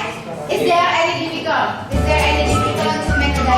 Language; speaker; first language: English; non-native, learner; Indonesian